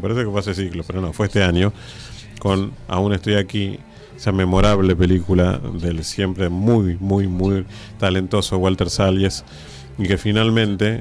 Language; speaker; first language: Spanish; native; Spanish